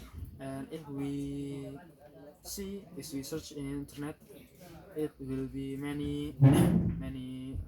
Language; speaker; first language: English; non-native, learner; Indonesian